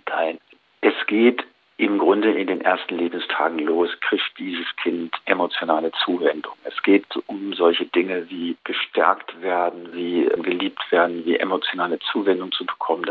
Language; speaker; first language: German; native; German